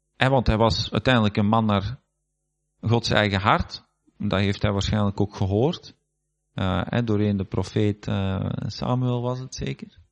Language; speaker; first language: Dutch; native; Dutch